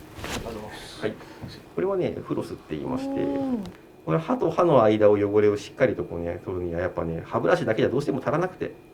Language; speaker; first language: Japanese; native; Japanese